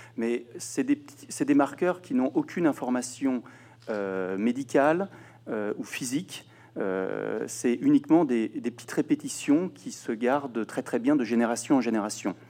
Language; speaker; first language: French; native; French